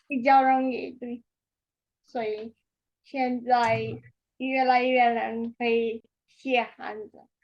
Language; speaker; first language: Chinese; non-native, learner; Romanian